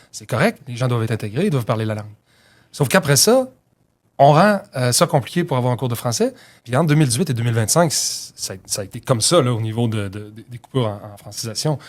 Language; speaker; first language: French; native; French